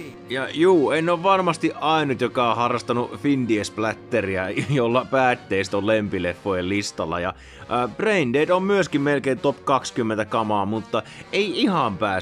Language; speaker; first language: Finnish; native; Finnish